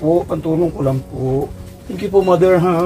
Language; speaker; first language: Filipino; non-native, local second language; Waray